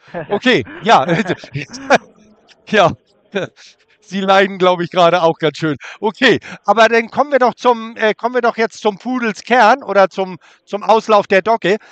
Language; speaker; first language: German; native; German